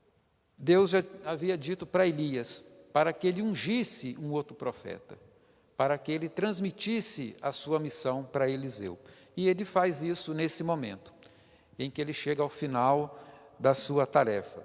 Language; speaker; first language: Portuguese; native; Portuguese